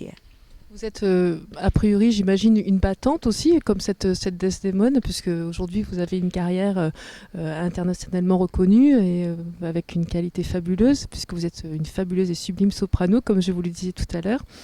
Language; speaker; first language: French; native; French